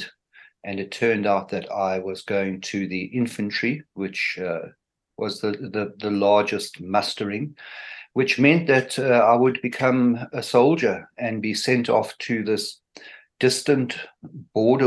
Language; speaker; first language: English; native; English